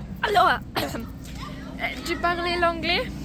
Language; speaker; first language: French; non-native, learner; German